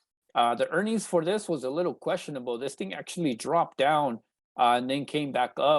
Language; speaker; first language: English; native; English